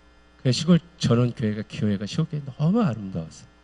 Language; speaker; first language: Korean; native; Korean